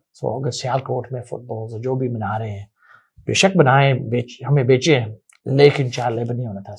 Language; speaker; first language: Urdu; early bilingual, heritage; Urdu